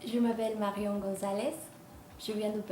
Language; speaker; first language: French; non-native, fluent; Spanish